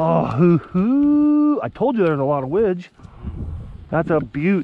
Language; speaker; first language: English; native; English